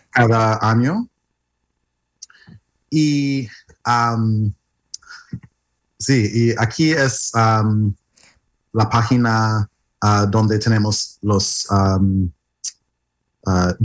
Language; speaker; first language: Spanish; non-native, learner; English